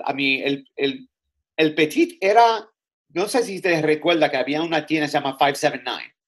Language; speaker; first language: Spanish; early bilingual, other home language; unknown